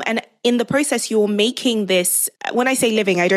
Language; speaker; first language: English; non-native, local second language; Yoruba